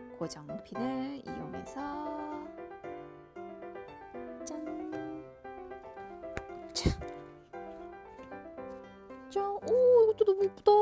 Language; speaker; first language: Korean; native; Korean